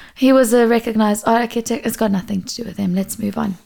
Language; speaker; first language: English; non-native, local second language; Portuguese